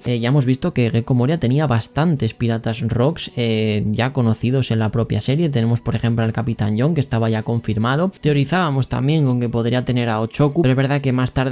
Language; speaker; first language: Spanish; native; Spanish